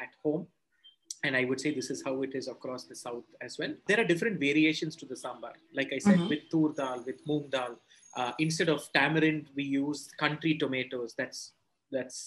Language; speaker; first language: English; non-native, local second language; Tamil